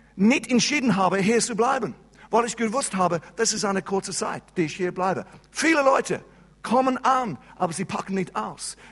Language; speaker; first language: German; non-native, fluent; English